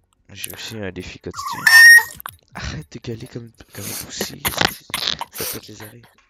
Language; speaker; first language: French; native; French